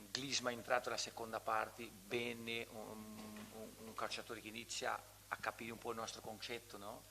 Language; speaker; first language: Italian; non-native, fluent; Portuguese